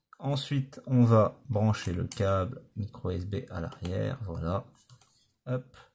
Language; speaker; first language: French; native; French